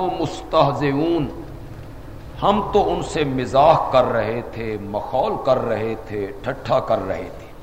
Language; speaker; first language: Urdu; non-native, local second language; Punjabi